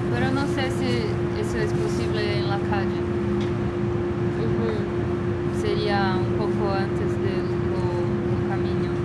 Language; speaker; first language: Spanish; non-native, fluent; Portuguese